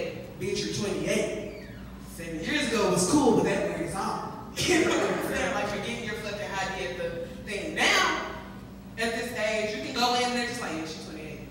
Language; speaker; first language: English; native; English